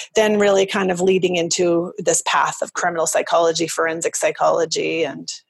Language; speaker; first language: English; native; English